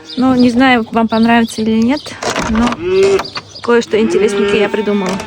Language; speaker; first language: Russian; non-native, local second language; Bashkir